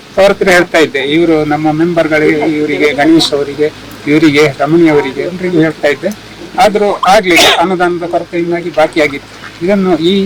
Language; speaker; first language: Kannada; native; Kannada